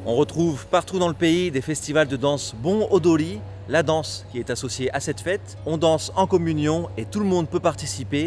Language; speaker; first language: French; native; French